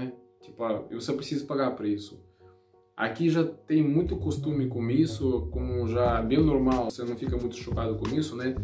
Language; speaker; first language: Portuguese; non-native, learner; Russian